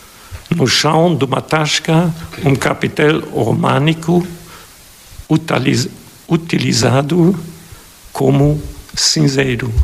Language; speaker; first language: Portuguese; non-native, fluent; German